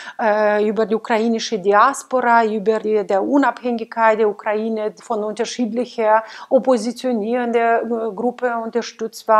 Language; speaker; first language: German; non-native, fluent; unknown